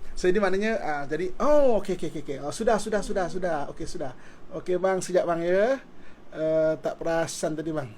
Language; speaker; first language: Malay; native; Malay